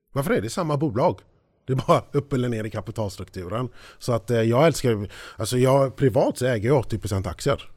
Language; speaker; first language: Swedish; early bilingual, heritage; English